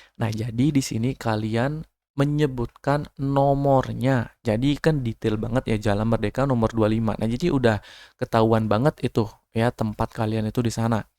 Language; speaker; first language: Indonesian; native; Indonesian